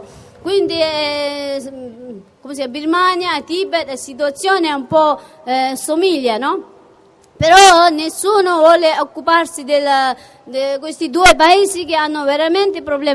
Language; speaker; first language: Italian; non-native, fluent; Tibetan